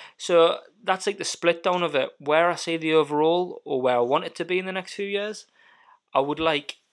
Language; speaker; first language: English; native; English